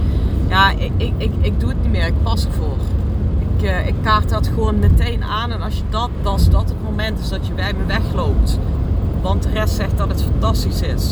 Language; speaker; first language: Dutch; native; Dutch